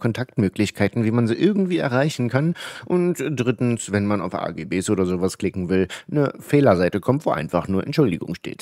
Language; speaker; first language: German; native; German